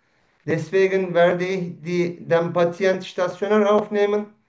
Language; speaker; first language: German; non-native, learner; Turkish